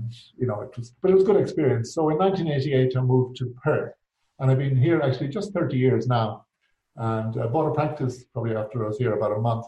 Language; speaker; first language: English; native; English